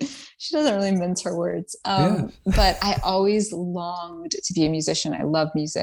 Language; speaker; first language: English; early bilingual, other home language; Persian